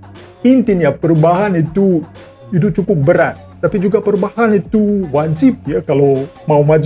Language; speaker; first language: Indonesian; non-native, fluent; Russian